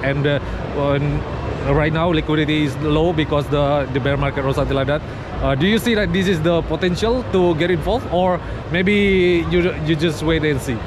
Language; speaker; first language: English; non-native, fluent; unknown